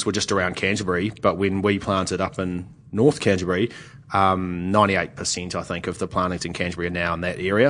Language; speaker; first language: English; native; English